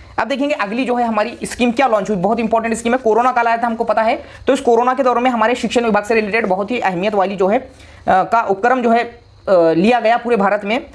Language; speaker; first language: Hindi; non-native, local second language; Urdu